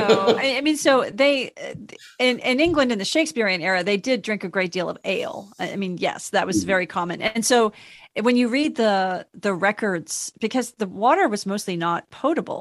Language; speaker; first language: English; native; English